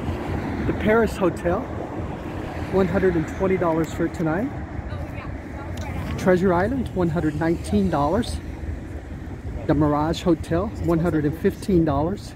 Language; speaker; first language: English; native; English